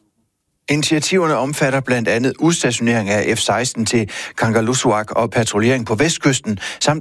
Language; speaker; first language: Danish; native; Danish